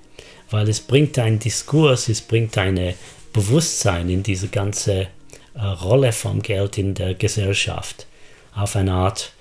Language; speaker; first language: German; non-native, fluent; English